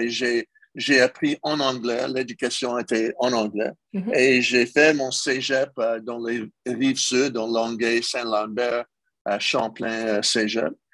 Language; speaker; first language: French; non-native, local second language; English